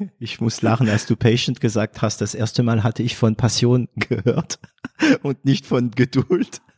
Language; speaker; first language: German; non-native, fluent; French